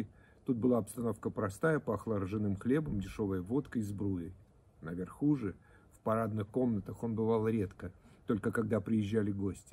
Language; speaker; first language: Russian; native; Russian